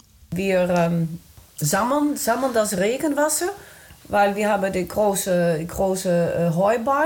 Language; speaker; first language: German; non-native, learner; Dutch